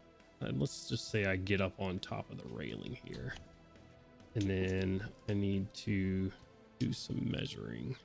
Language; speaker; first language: English; native; English